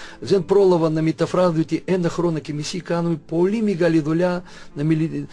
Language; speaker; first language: Greek; non-native, fluent; Russian